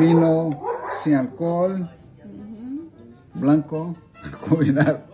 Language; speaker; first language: Spanish; non-native, learner; Portuguese